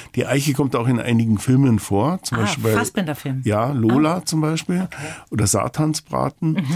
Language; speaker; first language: German; native; German